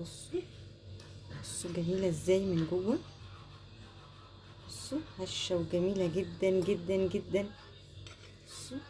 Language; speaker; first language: Arabic; native; Arabic